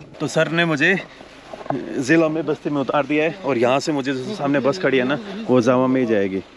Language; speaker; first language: Hindi; native; Hindi